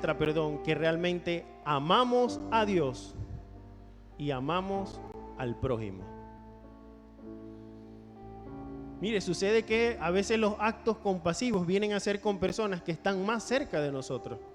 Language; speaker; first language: Spanish; native; Spanish